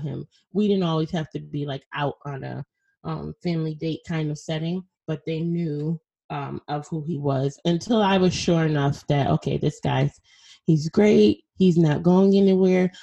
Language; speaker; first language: English; native; English